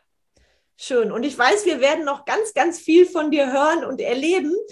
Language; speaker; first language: German; native; German